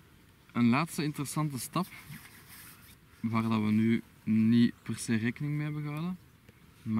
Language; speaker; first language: Dutch; native; Dutch